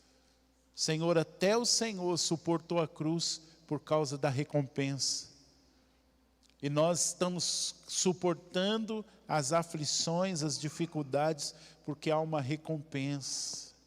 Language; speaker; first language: Portuguese; native; Portuguese